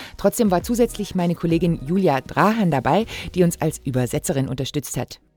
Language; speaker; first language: German; native; German